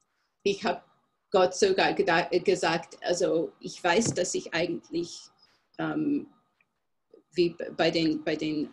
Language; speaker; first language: German; non-native, fluent; English